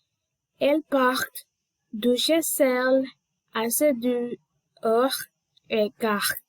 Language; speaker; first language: French; non-native, learner; Spanish